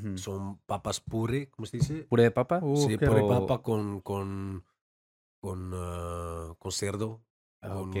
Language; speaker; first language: Spanish; non-native, fluent; Dutch